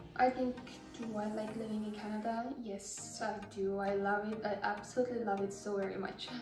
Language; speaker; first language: English; non-native, fluent; Estonian